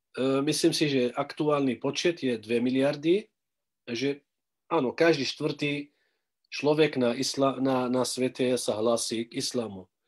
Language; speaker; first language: Slovak; non-native, fluent; Arabic